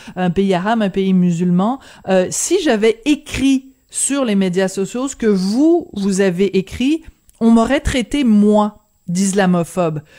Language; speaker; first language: French; native; French